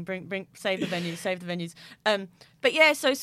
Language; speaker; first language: English; native; English